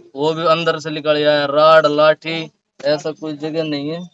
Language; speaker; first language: Hindi; native; Hindi